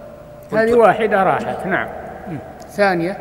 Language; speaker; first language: Arabic; native; Arabic